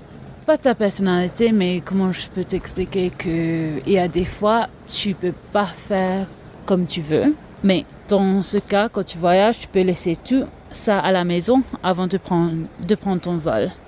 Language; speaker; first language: French; non-native, local second language; Morisyen